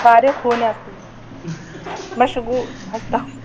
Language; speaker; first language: Persian; non-native, learner; Urdu